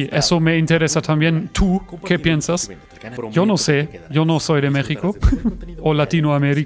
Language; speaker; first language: Spanish; non-native, fluent; German